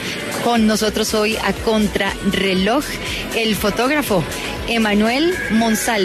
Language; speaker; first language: Spanish; native; Spanish